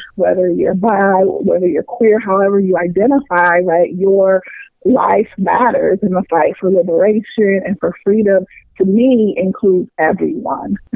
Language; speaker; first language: English; native; English